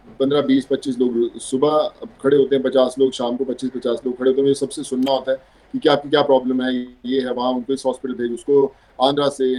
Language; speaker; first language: Hindi; non-native, local second language; Punjabi